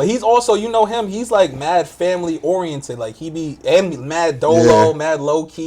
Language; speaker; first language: English; native; English